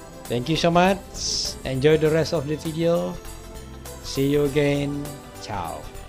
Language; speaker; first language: English; non-native, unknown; Indonesian